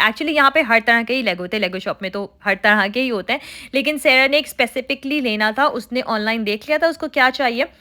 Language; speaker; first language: Hindi; native; Hindi